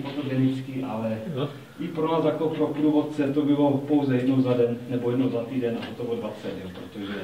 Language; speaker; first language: Czech; native; Czech